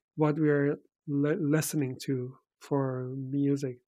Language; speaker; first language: English; early bilingual, other home language; Persian